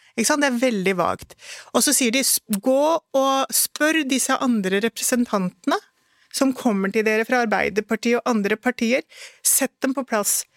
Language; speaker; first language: Norwegian; early bilingual, other home language; Urdu